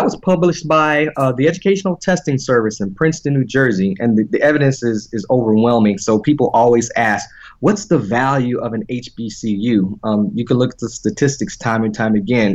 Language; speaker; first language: English; native; English